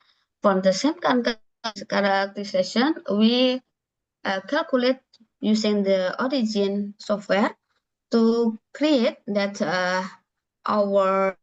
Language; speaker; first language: English; non-native, learner; Indonesian